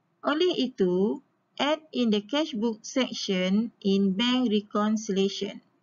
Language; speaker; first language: English; non-native, local second language; Malay